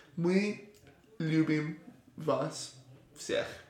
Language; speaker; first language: Russian; non-native, learner; English